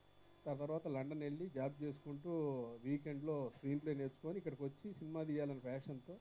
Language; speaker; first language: Telugu; native; Telugu